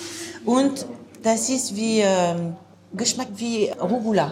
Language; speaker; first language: German; non-native, learner; French